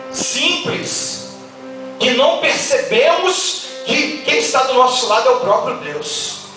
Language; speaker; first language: Portuguese; native; Portuguese